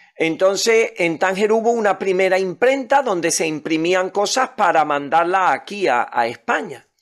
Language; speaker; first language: Spanish; native; Spanish